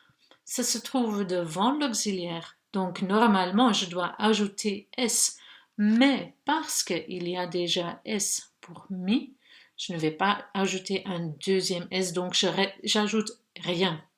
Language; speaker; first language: French; non-native, local second language; Dutch